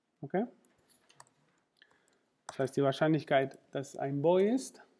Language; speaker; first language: German; non-native, fluent; Spanish